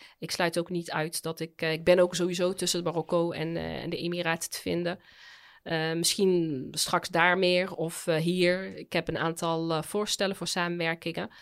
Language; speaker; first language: Dutch; early bilingual, other home language; Arabic